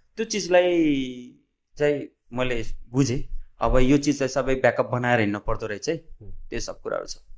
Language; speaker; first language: Nepali; non-native, local second language; Bhojpuri